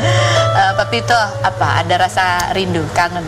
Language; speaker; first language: Indonesian; native; Indonesian